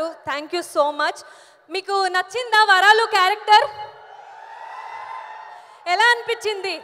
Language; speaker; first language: Telugu; non-native, learner; Kannada